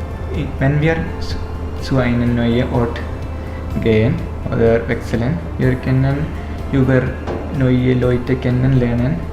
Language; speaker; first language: German; non-native, learner; Malayalam